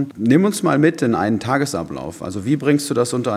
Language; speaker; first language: German; native; German